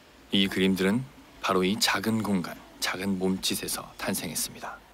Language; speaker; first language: Korean; native; Korean